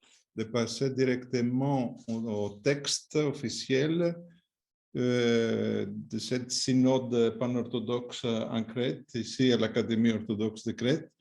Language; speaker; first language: French; non-native, fluent; Greek